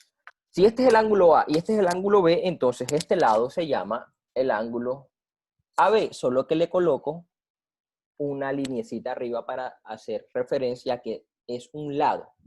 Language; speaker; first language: Spanish; native; Spanish